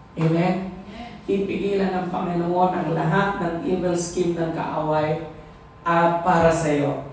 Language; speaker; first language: Filipino; native; Filipino